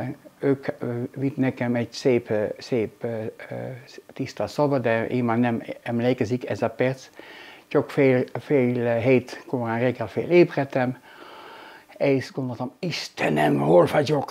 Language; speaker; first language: Hungarian; non-native, learner; Dutch